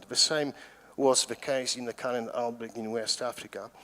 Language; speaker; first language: English; non-native, fluent; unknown